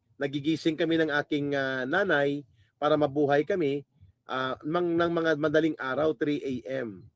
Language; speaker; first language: Filipino; non-native, local second language; Hiligaynon